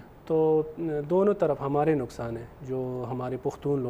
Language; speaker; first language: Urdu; non-native, fluent; Pashto